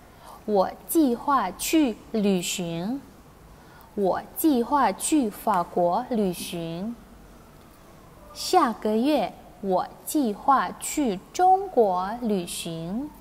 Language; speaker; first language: Chinese; non-native, fluent; Indonesian